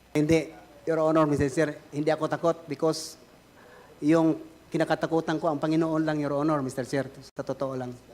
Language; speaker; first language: Filipino; non-native, local second language; Cebuano